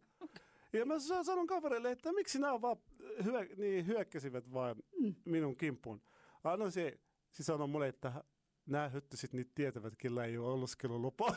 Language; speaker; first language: Finnish; non-native, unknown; Arabic